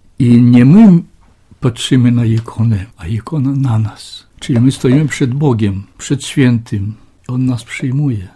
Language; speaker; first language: Polish; non-native, local second language; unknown